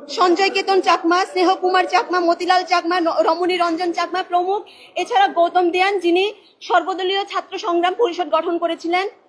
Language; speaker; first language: Bangla; non-native, local second language; Chakma